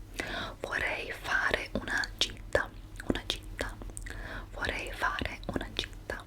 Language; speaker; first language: Italian; early bilingual, heritage; English